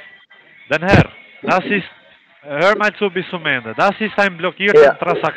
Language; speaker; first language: German; early bilingual, other home language; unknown